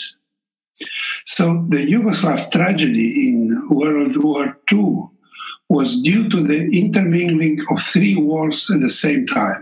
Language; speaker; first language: English; non-native, fluent; Slovenian